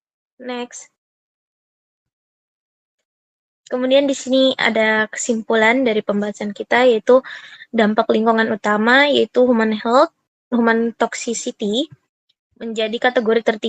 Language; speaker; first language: Indonesian; native; Indonesian